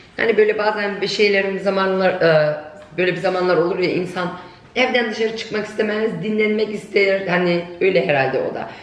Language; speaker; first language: Turkish; early bilingual, heritage; Turkish